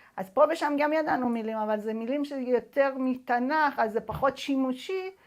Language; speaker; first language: Hebrew; non-native, fluent; Persian